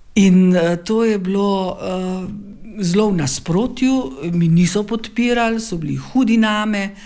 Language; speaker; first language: Slovenian; native; Slovenian